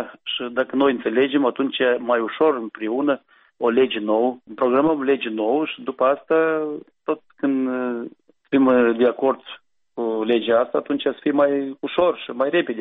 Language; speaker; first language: Romanian; non-native, local second language; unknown